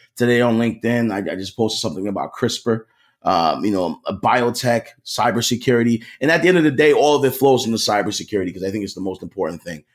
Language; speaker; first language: English; native; English